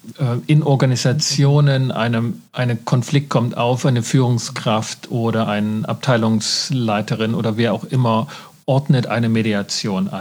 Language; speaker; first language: German; native; German